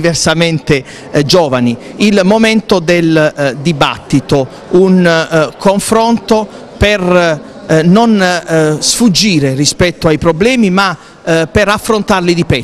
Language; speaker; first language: Italian; native; Italian